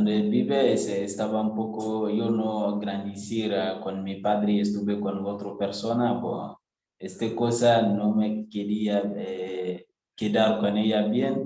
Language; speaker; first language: Spanish; non-native, learner; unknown